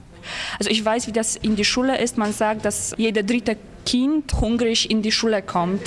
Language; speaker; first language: German; non-native, fluent; Polish